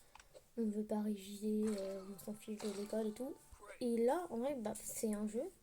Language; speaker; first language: French; native; French